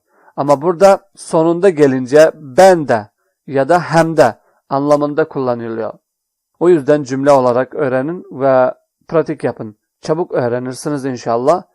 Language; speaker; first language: Turkish; non-native, fluent; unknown